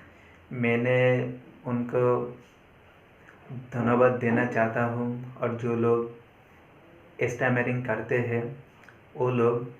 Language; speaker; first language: Hindi; non-native, local second language; Bangla